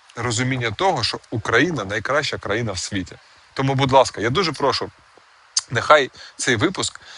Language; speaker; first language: Ukrainian; non-native, local second language; Russian